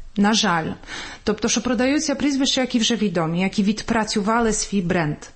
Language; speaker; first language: Ukrainian; early bilingual, heritage; Ukrainian